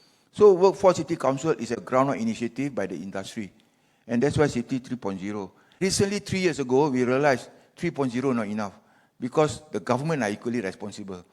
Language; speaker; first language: English; non-native, local second language; Malay